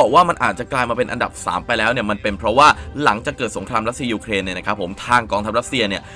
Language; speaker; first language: Thai; native; Thai